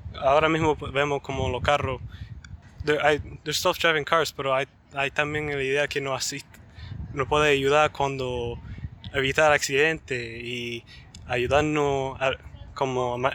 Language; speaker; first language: Spanish; early bilingual, heritage; Spanish